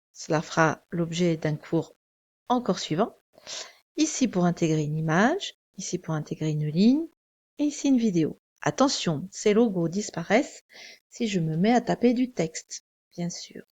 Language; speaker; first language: French; native; French